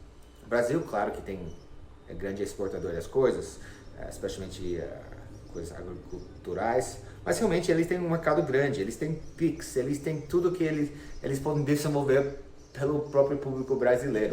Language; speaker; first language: Portuguese; non-native, fluent; English